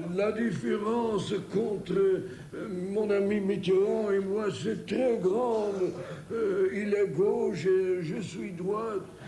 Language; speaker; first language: French; non-native, learner; Dutch